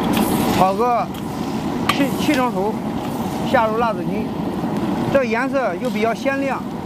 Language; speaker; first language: Chinese; native; Chinese